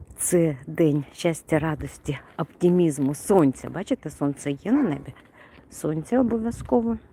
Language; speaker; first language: Ukrainian; non-native, local second language; Russian